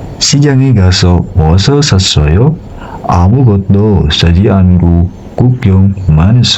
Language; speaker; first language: Korean; non-native, fluent; Indonesian